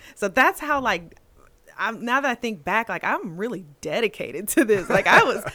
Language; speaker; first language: English; native; English